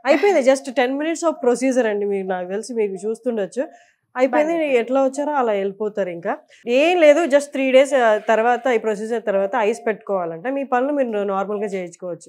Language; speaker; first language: Telugu; native; Telugu